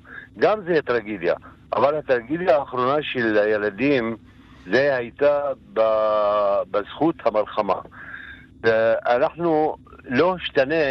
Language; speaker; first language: Hebrew; non-native, local second language; Arabic